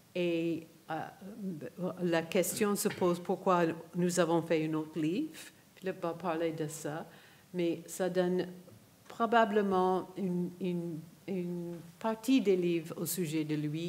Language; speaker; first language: French; non-native, fluent; English